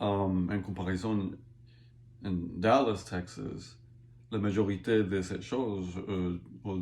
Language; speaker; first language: French; non-native, learner; English